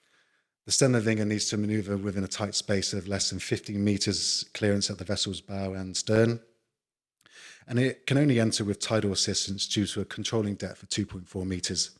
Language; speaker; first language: English; native; English